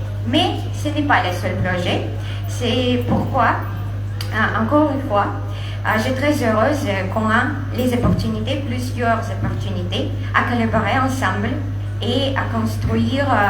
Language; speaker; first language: French; non-native, fluent; Russian